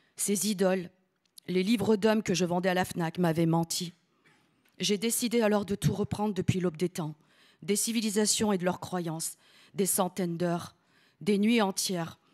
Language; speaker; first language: French; early bilingual, other home language; Italian